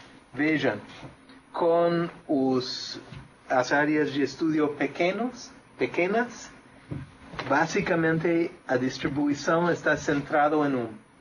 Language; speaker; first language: Spanish; non-native, fluent; English